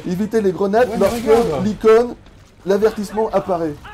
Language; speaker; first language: French; native; French